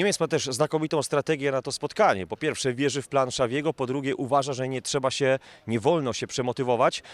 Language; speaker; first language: Polish; native; Polish